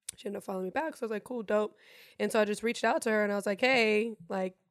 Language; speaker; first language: English; non-native, fluent; German